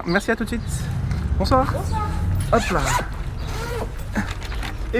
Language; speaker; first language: French; native; French